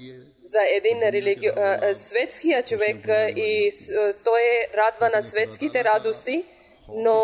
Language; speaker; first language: Bulgarian; non-native, local second language; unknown